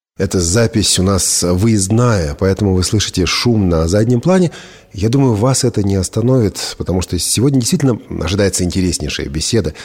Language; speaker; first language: Russian; native; Russian